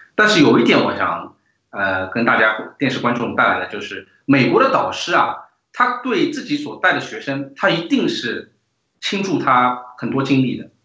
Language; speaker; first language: Chinese; native; Chinese